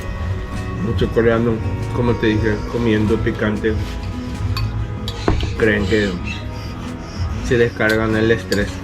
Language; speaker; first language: Spanish; non-native, fluent; Korean